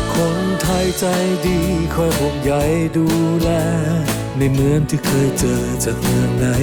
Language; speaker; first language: Thai; non-native, learner; English